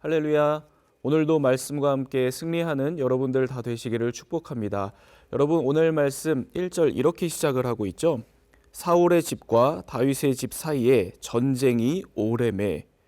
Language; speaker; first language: Korean; native; Korean